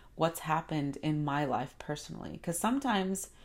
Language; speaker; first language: English; early bilingual, other home language; Spanish